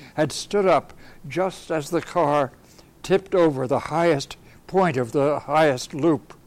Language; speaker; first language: English; native; English